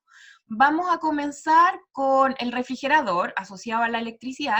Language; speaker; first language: Spanish; native; Spanish